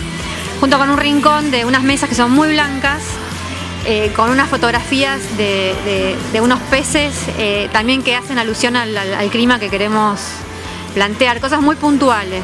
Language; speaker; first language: Spanish; native; Spanish